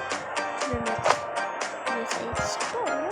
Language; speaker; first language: French; non-native, learner; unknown